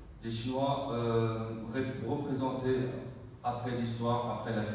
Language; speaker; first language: French; non-native, fluent; Uyghur